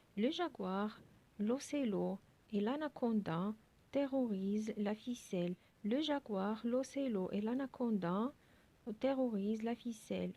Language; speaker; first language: French; non-native, local second language; Arabic